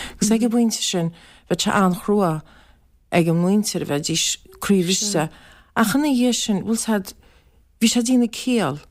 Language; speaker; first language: Irish; native; Irish